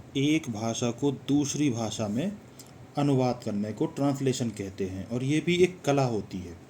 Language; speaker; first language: Hindi; native; Hindi